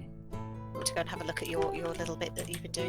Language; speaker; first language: English; native; English